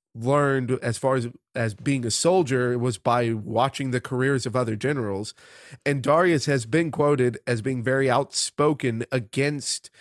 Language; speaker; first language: English; native; English